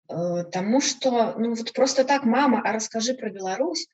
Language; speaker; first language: Belarusian; non-native, local second language; Russian